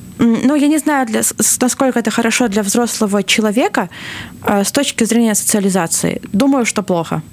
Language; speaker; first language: Russian; native; Russian